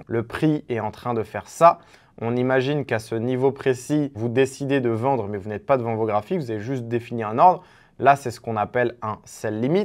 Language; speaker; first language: French; native; French